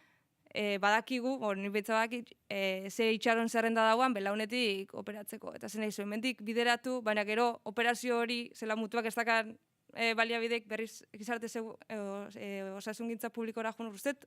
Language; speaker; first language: Basque; native; Basque